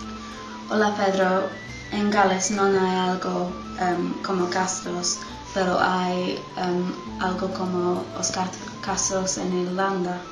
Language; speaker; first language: Spanish; non-native, learner; English